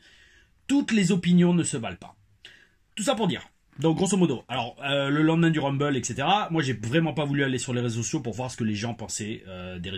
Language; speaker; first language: French; native; French